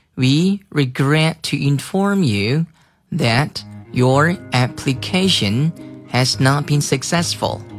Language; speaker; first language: English; non-native, fluent; Chinese